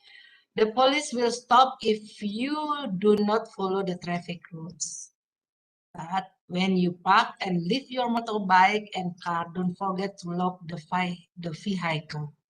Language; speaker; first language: English; non-native, fluent; Indonesian